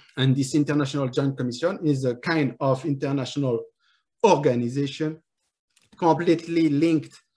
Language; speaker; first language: English; non-native, fluent; French